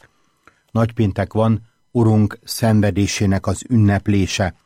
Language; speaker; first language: Hungarian; native; Hungarian